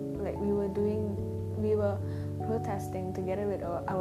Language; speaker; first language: English; non-native, local second language; Tamil